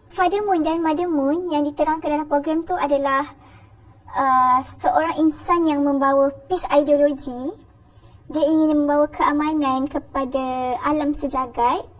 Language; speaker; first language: Malay; native; Malay